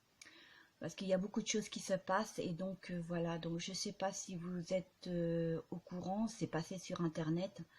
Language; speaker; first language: French; native; French